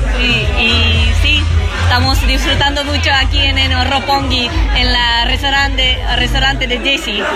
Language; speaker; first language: Spanish; non-native, learner; Japanese